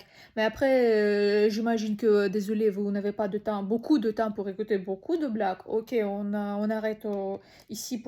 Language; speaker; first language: French; non-native, learner; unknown